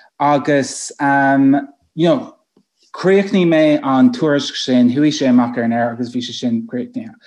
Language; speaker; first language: Irish; non-native, local second language; English